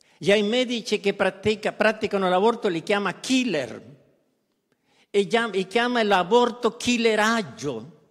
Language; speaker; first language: Italian; non-native, fluent; Spanish